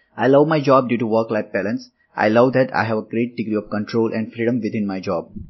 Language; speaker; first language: English; non-native, local second language; Gujarati